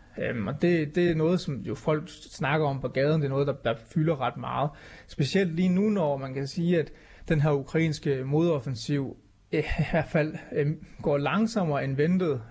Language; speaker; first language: Danish; native; Danish